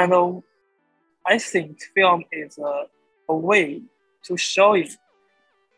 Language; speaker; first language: English; non-native, learner; Chinese